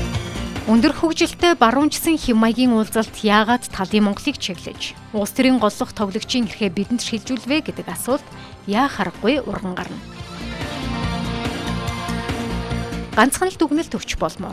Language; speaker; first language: Mongolian; native; Mongolian